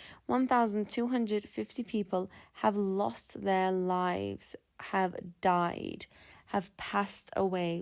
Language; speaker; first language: English; non-native, fluent; Turkish